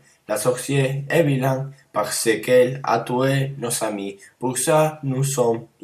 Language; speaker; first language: French; non-native, learner; Spanish